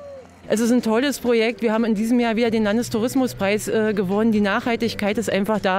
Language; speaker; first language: German; native; German